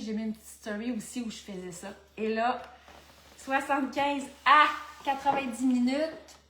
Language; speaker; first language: French; native; French